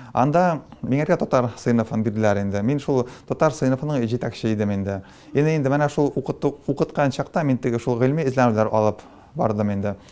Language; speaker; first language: Tatar; non-native, local second language; Russian